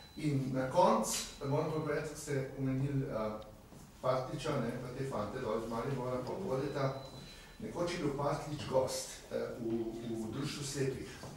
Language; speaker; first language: Slovenian; native; Slovenian